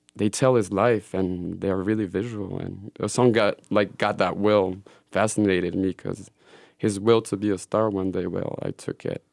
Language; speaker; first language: English; non-native, fluent; French